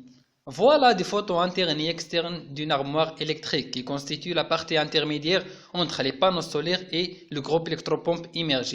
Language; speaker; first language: French; non-native, local second language; Arabic